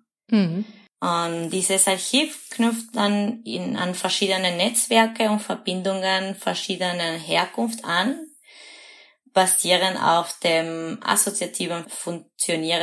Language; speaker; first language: German; non-native, fluent; Spanish